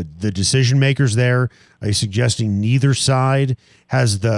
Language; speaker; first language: English; native; English